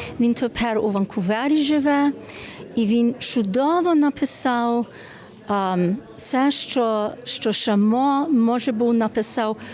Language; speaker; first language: Ukrainian; early bilingual, heritage; Ukrainian